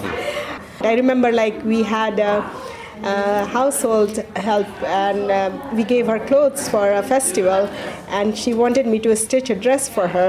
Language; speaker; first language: English; non-native, local second language; Hindi